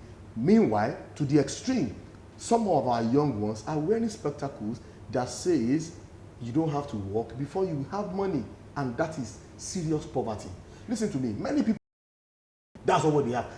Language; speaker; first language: English; non-native, local second language; Yoruba